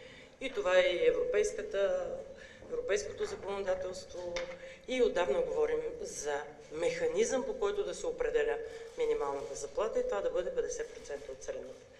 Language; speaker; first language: Bulgarian; native; Bulgarian